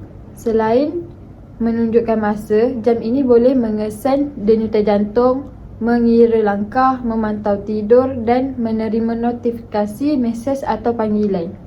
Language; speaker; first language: Malay; native; Malay